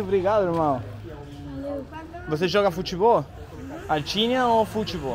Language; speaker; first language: Portuguese; non-native, learner; Spanish